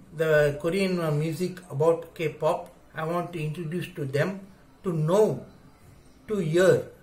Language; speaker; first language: English; non-native, local second language; Tamil